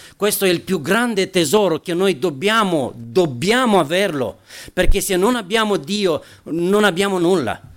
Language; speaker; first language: Italian; non-native, fluent; Romanian